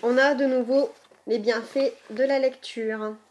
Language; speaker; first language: French; native; French